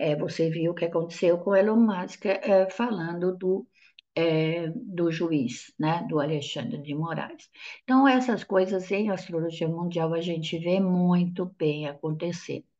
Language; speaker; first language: Portuguese; non-native, fluent; Italian